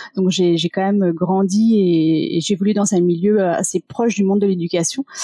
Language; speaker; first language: French; native; French